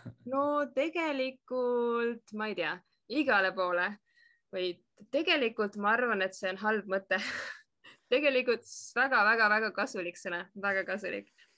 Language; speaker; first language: Estonian; native; Estonian